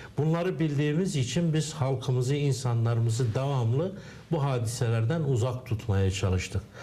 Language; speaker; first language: Turkish; native; Turkish